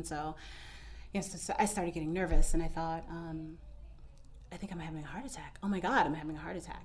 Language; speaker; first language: English; native; English